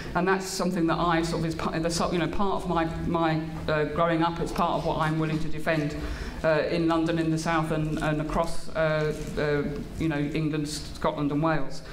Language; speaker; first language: English; native; English